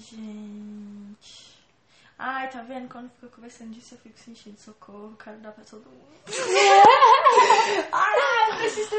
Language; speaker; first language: Portuguese; native; Portuguese